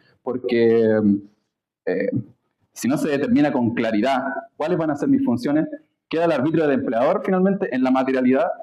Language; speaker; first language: Spanish; native; Spanish